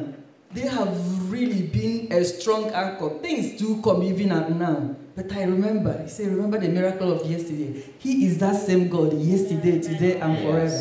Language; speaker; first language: English; non-native, local second language; Igbo